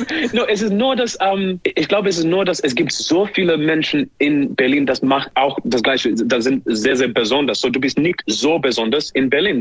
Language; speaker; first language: German; non-native, learner; English